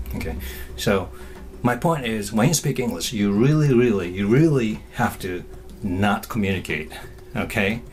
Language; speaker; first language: English; non-native, fluent; Japanese